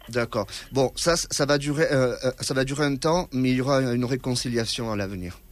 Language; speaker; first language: French; native; French